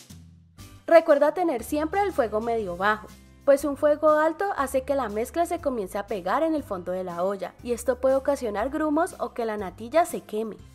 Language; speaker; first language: Spanish; native; Spanish